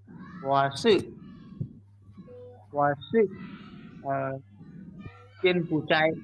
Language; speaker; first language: Chinese; non-native, learner; Khmer